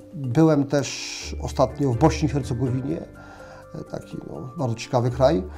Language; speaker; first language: Polish; native; Polish